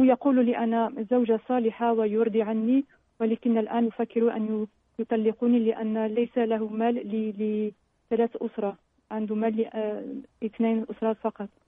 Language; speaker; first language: Arabic; early bilingual, heritage; Arabic